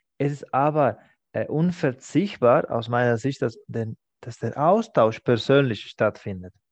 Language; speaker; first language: German; non-native, fluent; Spanish